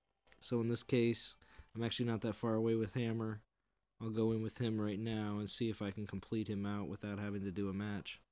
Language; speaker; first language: English; native; English